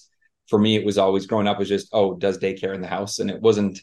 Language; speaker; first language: English; native; English